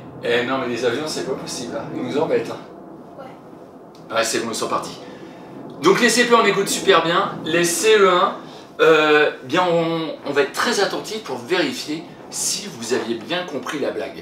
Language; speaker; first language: French; native; French